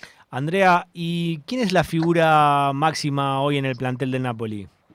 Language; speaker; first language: Spanish; native; Spanish